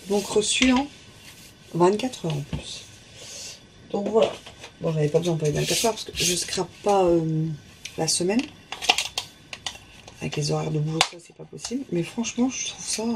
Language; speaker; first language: French; native; French